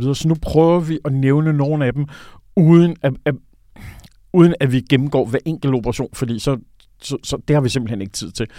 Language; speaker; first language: Danish; native; Danish